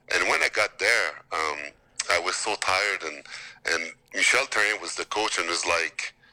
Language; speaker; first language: English; native; English